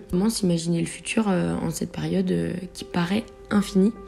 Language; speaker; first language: French; native; French